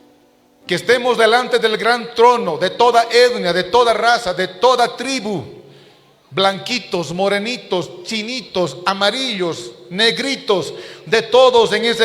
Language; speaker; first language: Spanish; native; Spanish